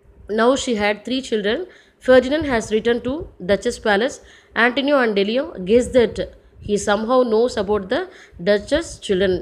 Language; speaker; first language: English; non-native, local second language; Tamil